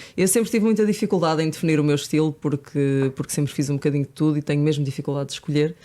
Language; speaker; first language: Portuguese; native; Portuguese